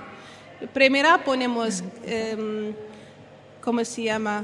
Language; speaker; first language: Spanish; non-native, learner; Arabic